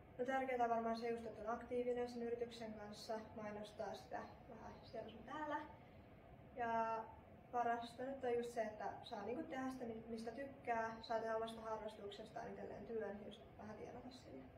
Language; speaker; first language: Finnish; native; Finnish